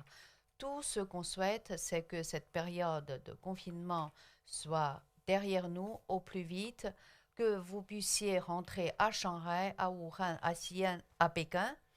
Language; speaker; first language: French; non-native, local second language; Chinese